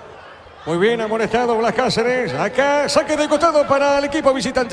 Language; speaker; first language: Spanish; native; Spanish